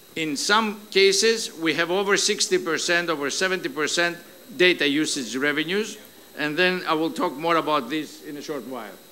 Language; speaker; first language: English; non-native, fluent; Greek